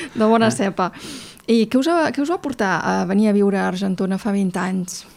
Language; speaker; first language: Catalan; native; Catalan